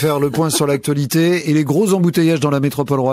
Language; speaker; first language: French; native; French